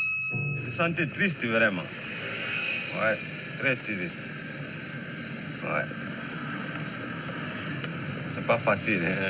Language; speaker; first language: French; non-native, fluent; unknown